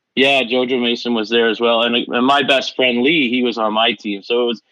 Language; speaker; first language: English; native; English